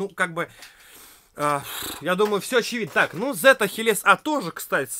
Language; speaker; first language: Russian; native; Russian